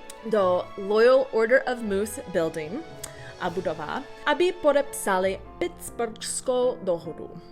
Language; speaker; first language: Czech; non-native, learner; English